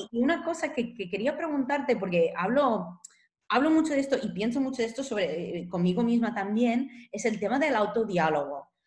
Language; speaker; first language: Spanish; non-native, fluent; English